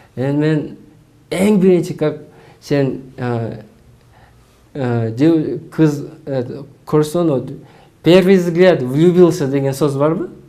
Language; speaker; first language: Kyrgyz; non-native, learner; Korean